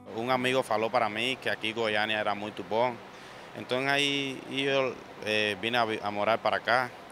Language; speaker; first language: Portuguese; non-native, learner; Spanish